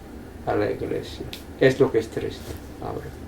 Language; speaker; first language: Spanish; non-native, fluent; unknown